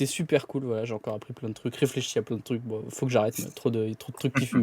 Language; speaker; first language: French; native; French